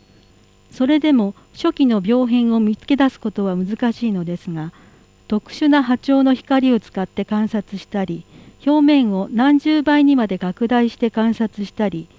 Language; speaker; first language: Japanese; native; Japanese